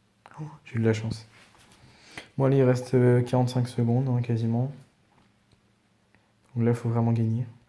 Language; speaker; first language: French; native; French